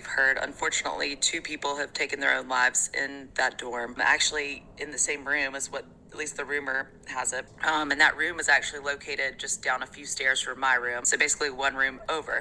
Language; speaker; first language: English; native; English